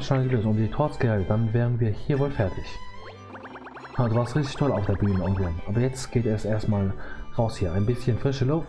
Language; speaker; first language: German; native; German